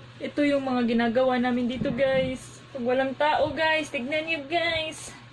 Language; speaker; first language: Filipino; non-native, local second language; Cebuano